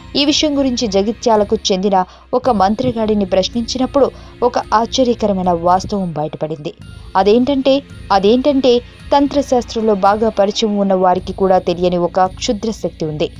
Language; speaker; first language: Telugu; native; Telugu